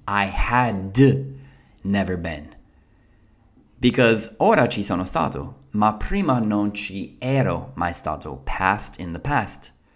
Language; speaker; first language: Italian; non-native, fluent; English